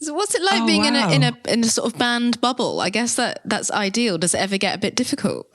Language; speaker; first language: English; native; English